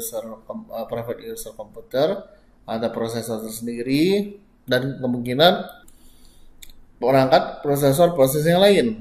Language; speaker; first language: Indonesian; native; Indonesian